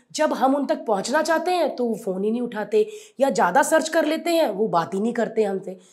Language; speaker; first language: Hindi; non-native, local second language; Punjabi